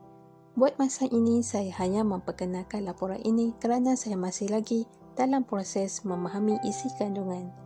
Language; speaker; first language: Malay; native; Malay